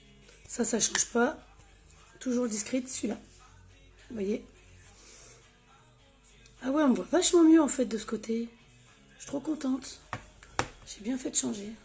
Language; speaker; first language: French; native; French